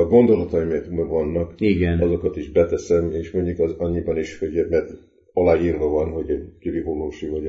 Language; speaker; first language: Hungarian; early bilingual, heritage; Hungarian